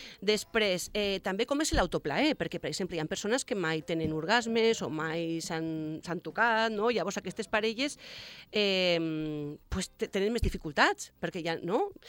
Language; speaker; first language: Catalan; non-native, local second language; Spanish